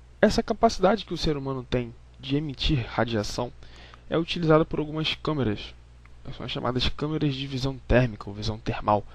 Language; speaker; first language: Portuguese; native; Portuguese